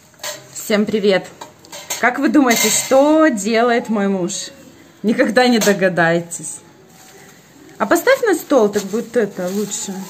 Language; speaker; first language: Russian; native; Russian